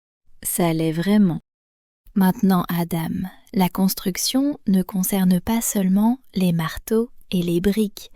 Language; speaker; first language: French; native; French